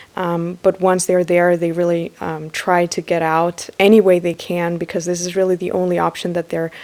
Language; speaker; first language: English; non-native, fluent; Slovak